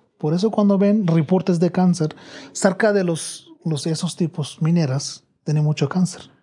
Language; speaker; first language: Spanish; non-native, learner; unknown